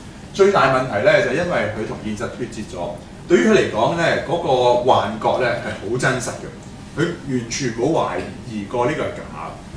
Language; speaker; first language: Cantonese; native; Cantonese